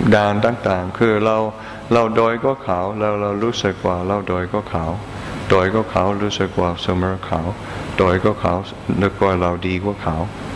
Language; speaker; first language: Thai; non-native, fluent; English